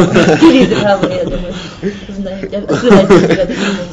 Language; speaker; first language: Russian; native; Russian